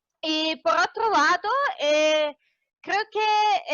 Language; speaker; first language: Spanish; non-native, fluent; Serbian